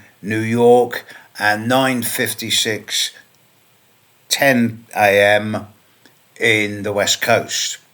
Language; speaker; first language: English; native; English